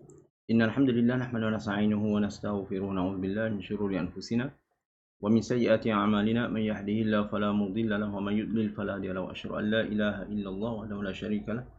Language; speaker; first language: Arabic; non-native, fluent; Malay